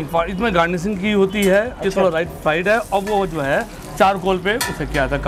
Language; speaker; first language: Hindi; native; Hindi